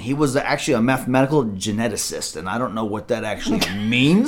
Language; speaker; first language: English; native; English